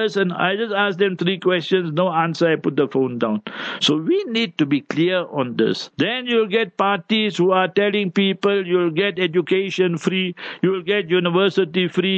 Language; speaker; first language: English; non-native, local second language; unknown